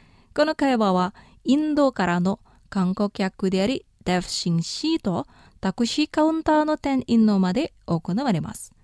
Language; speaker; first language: Japanese; non-native, fluent; Indonesian